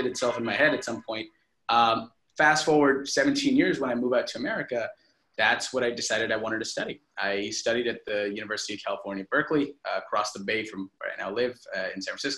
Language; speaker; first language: English; non-native, local second language; Hindi